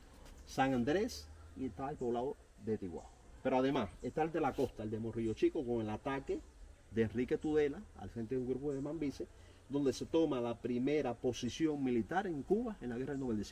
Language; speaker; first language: Spanish; native; Spanish